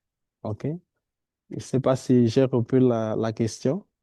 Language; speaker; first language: French; non-native, fluent; Portuguese